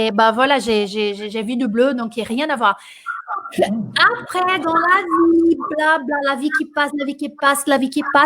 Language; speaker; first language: French; non-native, fluent; Portuguese